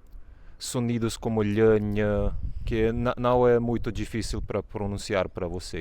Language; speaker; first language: Portuguese; non-native, fluent; Serbian